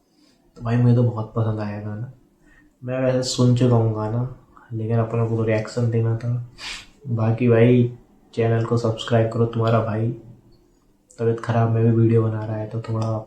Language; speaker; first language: Hindi; native; Hindi